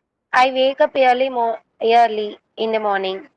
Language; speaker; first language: English; non-native, learner; Tamil